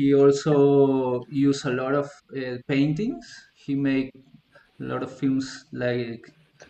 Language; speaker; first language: English; non-native, learner; Spanish